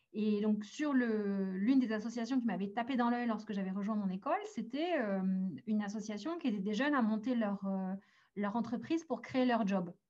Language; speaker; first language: French; early bilingual, other home language; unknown